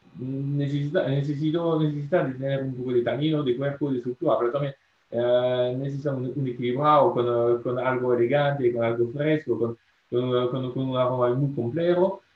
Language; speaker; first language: Spanish; non-native, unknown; French